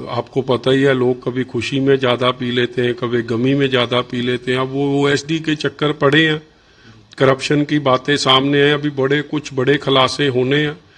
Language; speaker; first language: Hindi; non-native, local second language; Punjabi